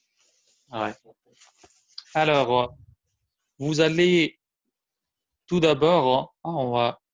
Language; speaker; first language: French; non-native, fluent; Albanian